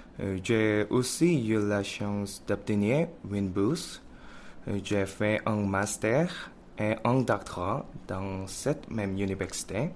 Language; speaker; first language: French; non-native, learner; Korean